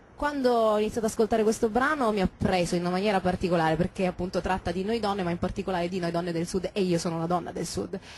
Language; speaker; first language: Italian; native; Italian